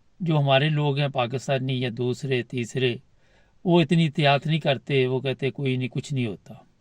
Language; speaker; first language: Urdu; non-native, local second language; Punjabi